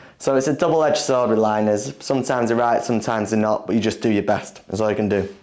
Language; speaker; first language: English; native; English